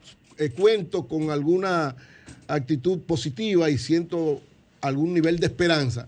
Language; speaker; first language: Spanish; native; Spanish